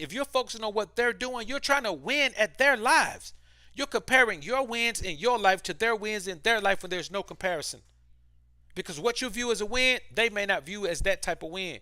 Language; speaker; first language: English; native; English